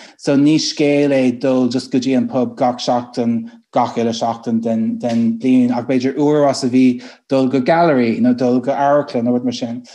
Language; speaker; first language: Irish; non-native, local second language; English